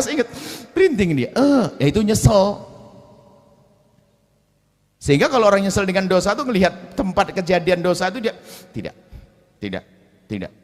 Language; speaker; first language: Indonesian; native; Indonesian